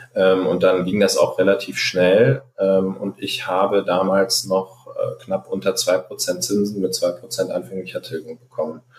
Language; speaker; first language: German; non-native, fluent; Arabic